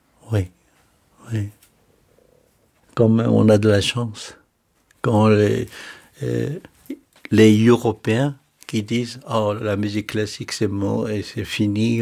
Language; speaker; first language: French; non-native, fluent; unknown